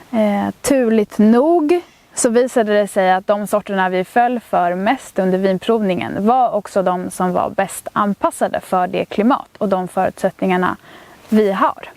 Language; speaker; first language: Swedish; native; Swedish